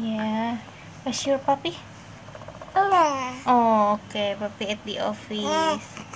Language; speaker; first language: English; non-native, learner; Indonesian